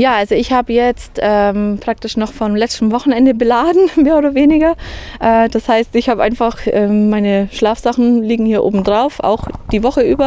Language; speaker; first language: German; native; German